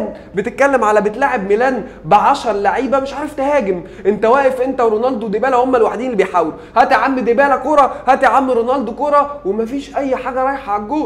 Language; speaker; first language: Arabic; native; Arabic